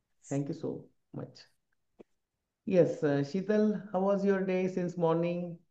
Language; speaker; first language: English; non-native, local second language; Marathi